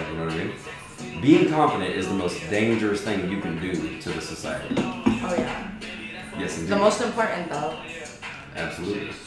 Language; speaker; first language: English; native; English